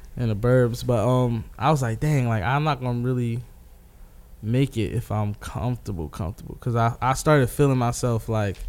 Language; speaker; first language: English; native; English